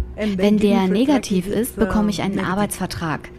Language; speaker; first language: German; non-native, fluent; Bulgarian